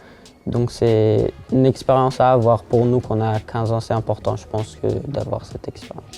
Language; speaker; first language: French; early bilingual, heritage; French